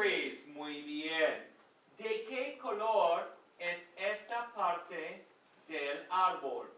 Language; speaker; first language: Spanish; non-native, fluent; English